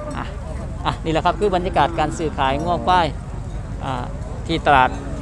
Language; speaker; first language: Thai; non-native, local second language; Northeastern Thai